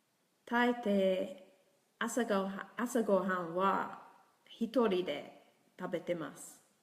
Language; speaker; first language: Japanese; non-native, learner; English